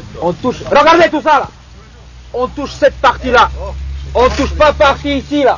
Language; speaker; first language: French; native; French